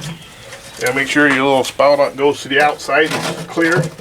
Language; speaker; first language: English; native; English